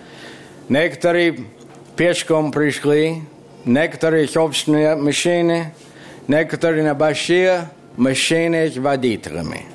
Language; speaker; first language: Russian; non-native, fluent; English